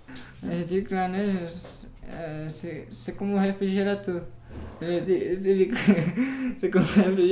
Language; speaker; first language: French; non-native, learner; Portuguese